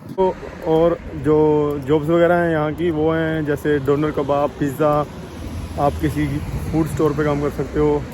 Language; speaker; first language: Hindi; non-native, local second language; Punjabi